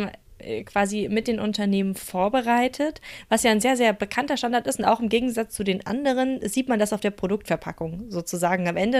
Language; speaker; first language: German; native; German